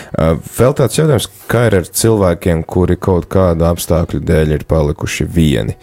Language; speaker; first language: Latvian; native; Latvian